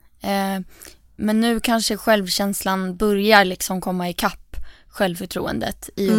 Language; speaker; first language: Swedish; native; Swedish